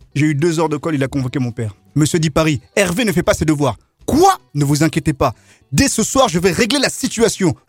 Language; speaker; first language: French; early bilingual, other home language; Lingala